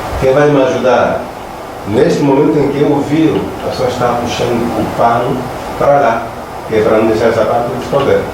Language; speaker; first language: Portuguese; non-native, local second language; Makhuwa